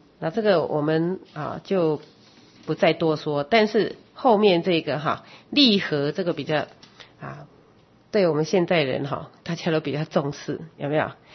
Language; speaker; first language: Chinese; native; Chinese